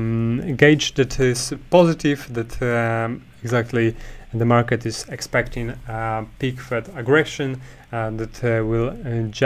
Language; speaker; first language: English; non-native, fluent; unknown